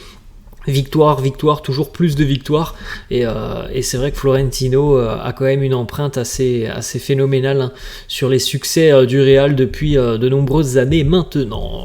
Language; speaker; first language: French; native; French